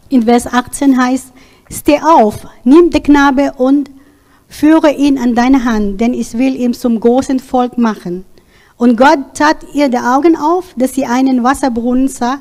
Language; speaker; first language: German; non-native, learner; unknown